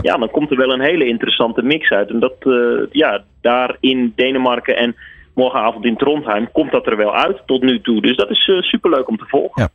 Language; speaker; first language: Dutch; native; Dutch